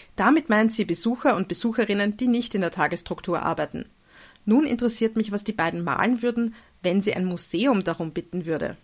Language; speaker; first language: German; native; German